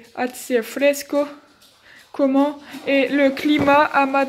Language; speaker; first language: French; native; French